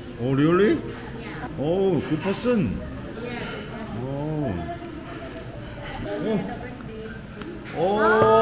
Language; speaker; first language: English; non-native, learner; Korean